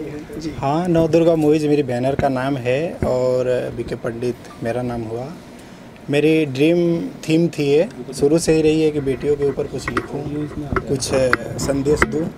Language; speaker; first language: Hindi; native; Hindi